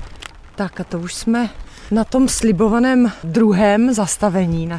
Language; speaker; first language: Czech; native; Czech